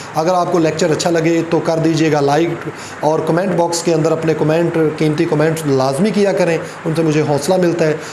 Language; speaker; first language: Urdu; non-native, local second language; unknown